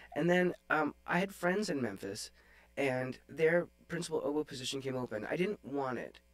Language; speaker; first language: English; native; English